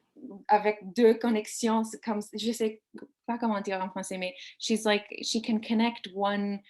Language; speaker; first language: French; non-native, learner; English